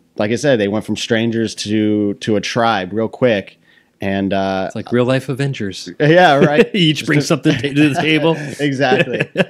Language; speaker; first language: English; native; English